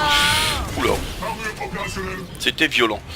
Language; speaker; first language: French; native; French